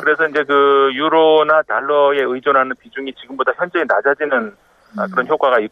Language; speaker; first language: Korean; native; Korean